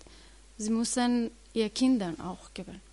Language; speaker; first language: German; non-native, learner; Persian